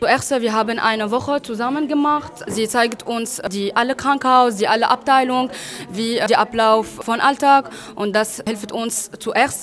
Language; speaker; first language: German; non-native, learner; Arabic